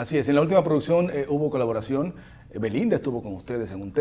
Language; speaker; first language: Spanish; native; Spanish